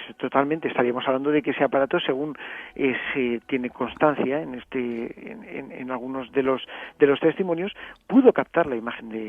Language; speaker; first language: Spanish; native; Spanish